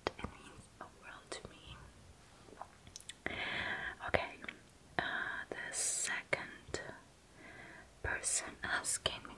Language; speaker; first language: English; non-native, fluent; Russian